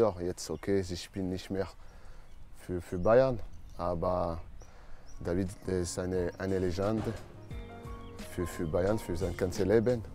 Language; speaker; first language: German; non-native, learner; French